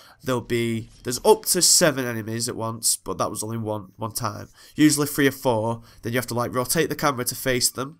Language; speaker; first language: English; native; English